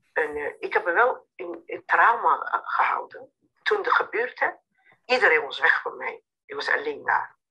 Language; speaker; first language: Dutch; non-native, learner; Somali